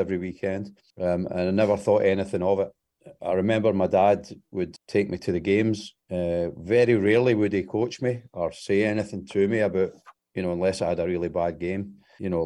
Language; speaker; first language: English; native; English